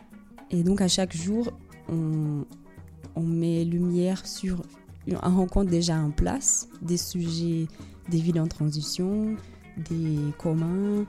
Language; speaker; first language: French; non-native, fluent; Portuguese